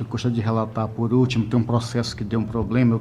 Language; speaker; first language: Portuguese; native; Portuguese